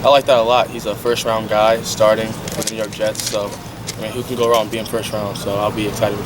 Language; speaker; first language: English; native; English